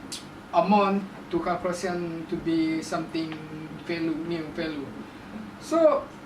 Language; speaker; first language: English; non-native, learner; Indonesian